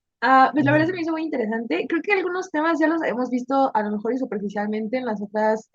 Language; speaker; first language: Spanish; native; Spanish